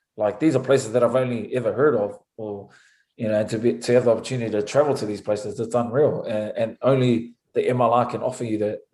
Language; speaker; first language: English; native; English